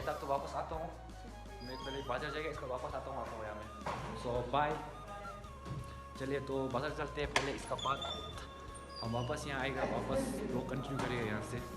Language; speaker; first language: Hindi; non-native, local second language; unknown